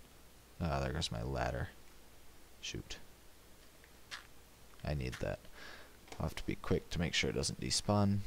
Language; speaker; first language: English; native; English